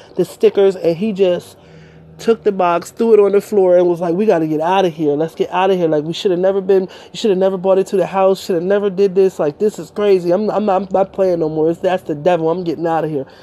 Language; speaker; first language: English; native; English